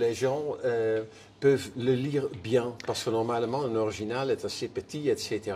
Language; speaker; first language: French; non-native, fluent; Dutch